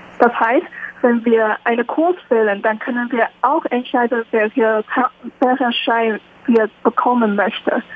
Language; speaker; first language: German; non-native, learner; Chinese